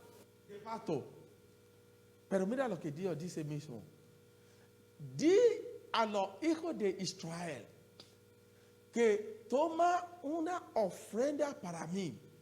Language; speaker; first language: Spanish; non-native, learner; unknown